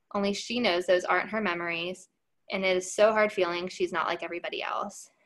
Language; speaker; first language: English; native; English